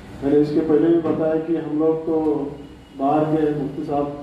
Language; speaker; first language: Hindi; non-native, local second language; Marathi